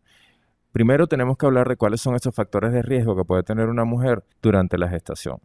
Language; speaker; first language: Spanish; native; Spanish